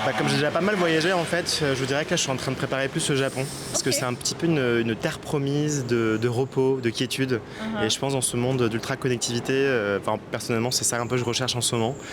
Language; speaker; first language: French; native; French